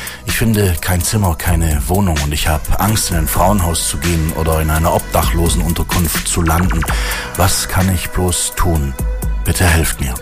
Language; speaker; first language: German; native; German